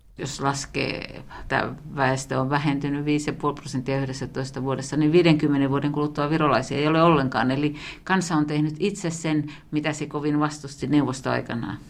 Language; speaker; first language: Finnish; native; Finnish